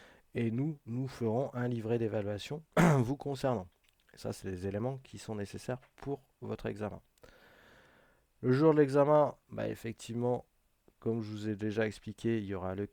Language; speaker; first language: French; native; French